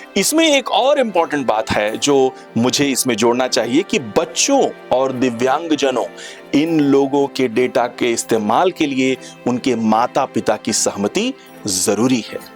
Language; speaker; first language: Hindi; native; Hindi